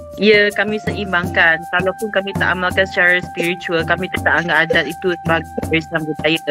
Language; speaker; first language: Malay; non-native, local second language; Iban